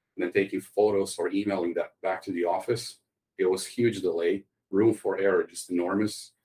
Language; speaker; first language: English; non-native, fluent; Croatian